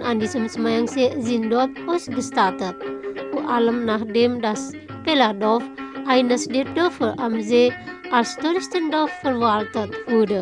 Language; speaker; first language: German; non-native, fluent; Indonesian